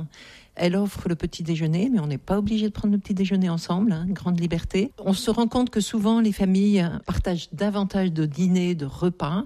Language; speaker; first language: French; native; French